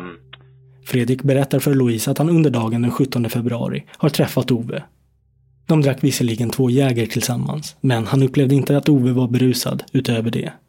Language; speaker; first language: Swedish; native; Swedish